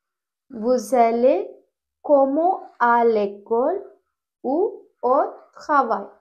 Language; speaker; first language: French; non-native, fluent; Tamil